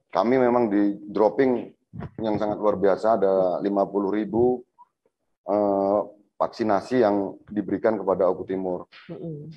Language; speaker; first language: Indonesian; native; Indonesian